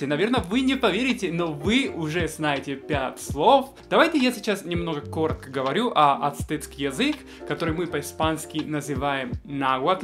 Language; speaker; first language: Russian; non-native, fluent; Spanish